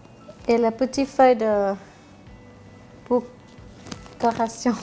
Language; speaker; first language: French; non-native, learner; Thai